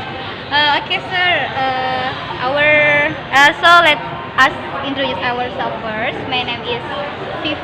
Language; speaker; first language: English; non-native, learner; Indonesian